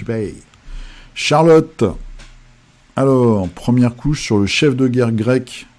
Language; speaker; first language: French; native; French